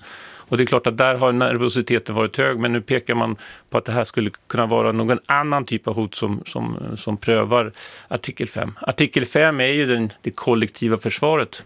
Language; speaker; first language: Swedish; native; Swedish